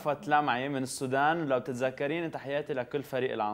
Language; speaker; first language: Arabic; native; Arabic